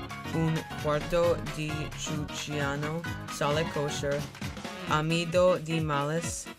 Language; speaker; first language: Italian; non-native, learner; English